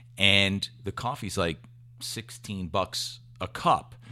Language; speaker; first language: English; native; English